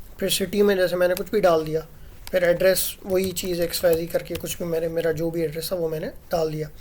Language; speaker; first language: Urdu; non-native, local second language; Sindhi